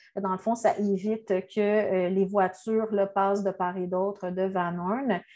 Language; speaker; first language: French; native; French